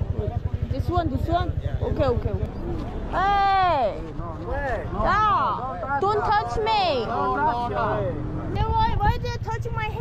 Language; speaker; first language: English; non-native, fluent; Korean